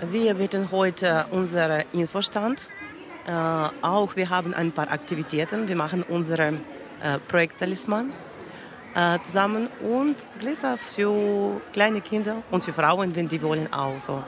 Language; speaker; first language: German; non-native, learner; Russian